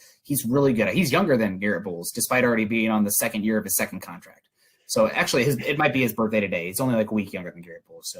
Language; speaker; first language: English; native; English